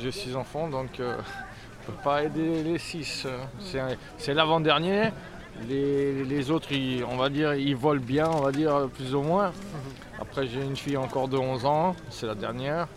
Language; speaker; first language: French; native; French